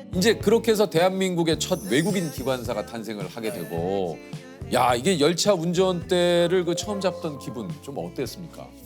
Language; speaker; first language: Korean; native; Korean